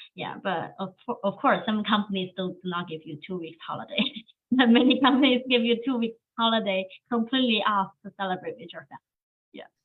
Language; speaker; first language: English; non-native, fluent; Chinese